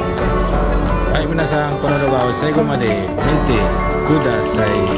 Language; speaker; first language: Japanese; non-native, learner; Indonesian